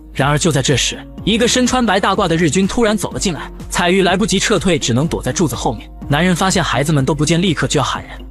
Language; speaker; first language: Chinese; native; Chinese